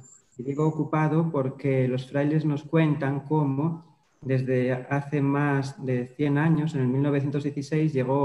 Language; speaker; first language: Spanish; native; Spanish